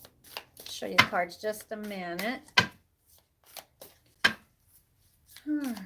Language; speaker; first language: English; native; English